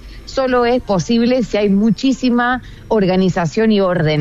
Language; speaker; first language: Spanish; native; Spanish